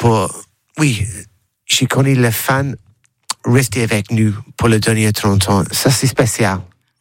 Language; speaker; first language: French; non-native, learner; English